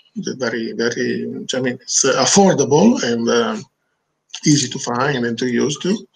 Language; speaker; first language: English; non-native, learner; Italian